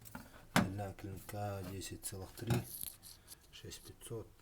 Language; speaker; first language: Russian; native; Russian